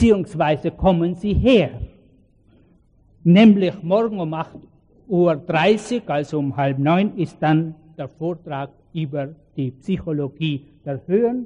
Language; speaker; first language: German; native; German